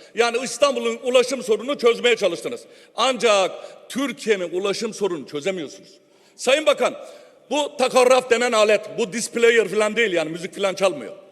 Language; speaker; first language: Turkish; native; Turkish